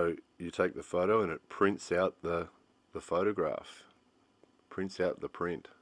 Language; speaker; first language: English; native; English